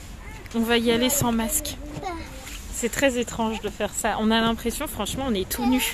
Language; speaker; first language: French; native; French